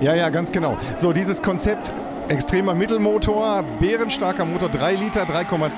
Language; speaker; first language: German; native; German